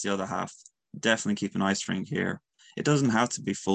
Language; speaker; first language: English; native; English